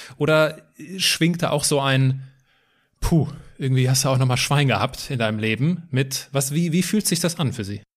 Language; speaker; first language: German; native; German